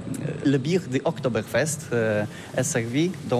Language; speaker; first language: French; non-native, learner; Polish